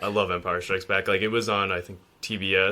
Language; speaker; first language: English; native; English